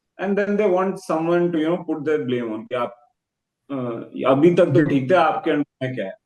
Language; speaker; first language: Hindi; native; Hindi